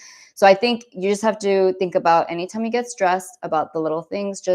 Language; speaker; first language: English; native; English